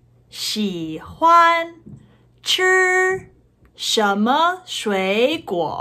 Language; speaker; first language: Chinese; non-native, fluent; English